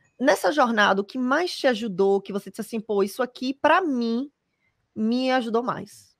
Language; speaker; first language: Portuguese; native; Portuguese